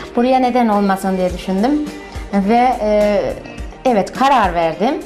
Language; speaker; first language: Turkish; early bilingual, heritage; Turkish